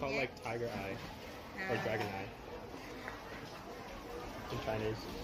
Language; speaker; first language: English; native; English